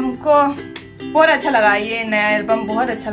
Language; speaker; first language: Hindi; non-native, local second language; Bodo